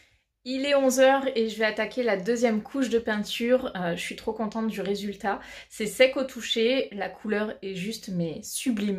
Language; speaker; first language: French; native; French